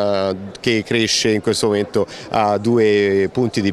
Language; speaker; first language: Italian; native; Italian